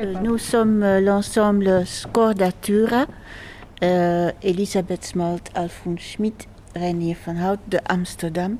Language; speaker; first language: French; non-native, fluent; Dutch